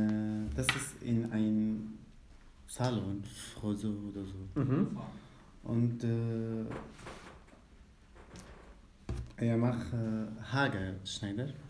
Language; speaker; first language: German; non-native, learner; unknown